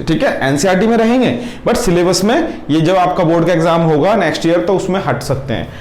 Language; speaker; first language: Hindi; native; Hindi